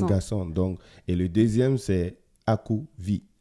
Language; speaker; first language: French; non-native, fluent; Ewe